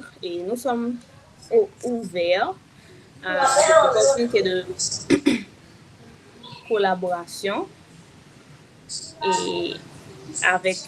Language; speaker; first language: French; non-native, local second language; Haitian Creole